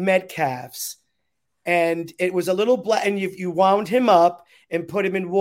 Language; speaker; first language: English; native; English